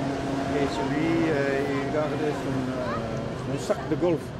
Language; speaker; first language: French; non-native, learner; Dutch